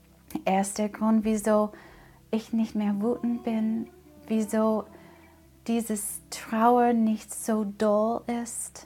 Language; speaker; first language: German; non-native, fluent; English